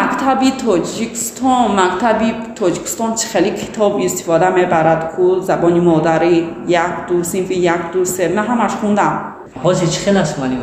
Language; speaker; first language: Tajik; non-native, learner; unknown